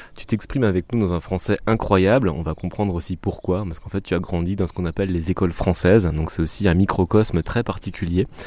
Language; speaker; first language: French; native; French